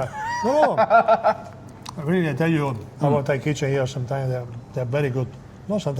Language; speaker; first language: English; non-native, fluent; Italian